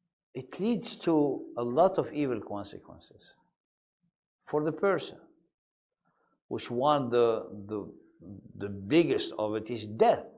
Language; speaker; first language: English; non-native, fluent; Arabic